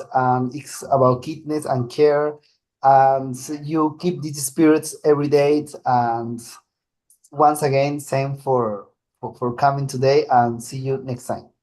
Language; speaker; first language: English; non-native, learner; Spanish